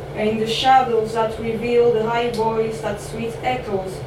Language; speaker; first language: English; non-native, fluent; Portuguese